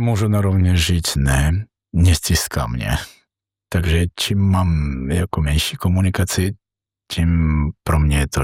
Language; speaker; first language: Czech; non-native, fluent; Georgian